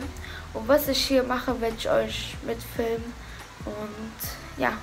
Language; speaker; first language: German; early bilingual, other home language; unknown